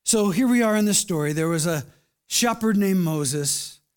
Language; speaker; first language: English; native; English